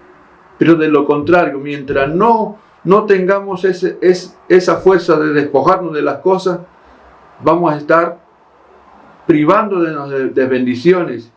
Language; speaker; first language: Spanish; native; Spanish